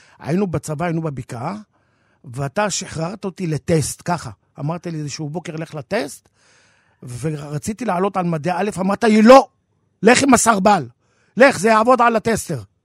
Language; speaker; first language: Hebrew; native; Hebrew